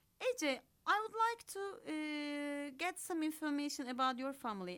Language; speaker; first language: English; non-native, fluent; Turkish